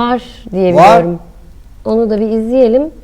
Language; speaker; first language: Turkish; native; Turkish